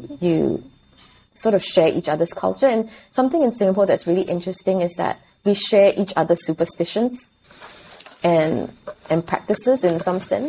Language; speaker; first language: English; native; English